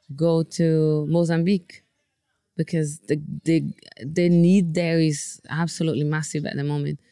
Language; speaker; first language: English; non-native, fluent; Portuguese